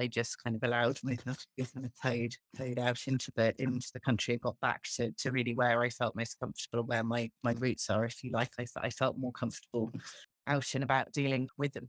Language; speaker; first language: English; native; English